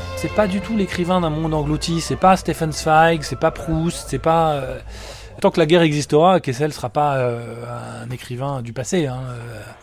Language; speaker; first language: French; native; French